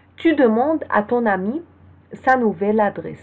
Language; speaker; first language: French; non-native, fluent; Arabic